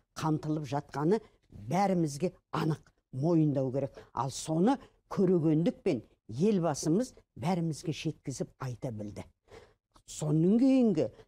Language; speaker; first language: Kazakh; early bilingual, other home language; Azerbaijani